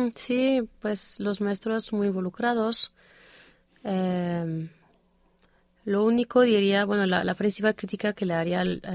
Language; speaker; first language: Spanish; non-native, fluent; French